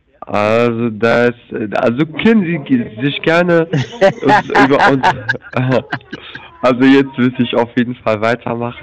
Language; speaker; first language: German; non-native, fluent; Arabic